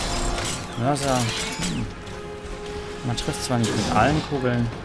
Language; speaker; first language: German; native; German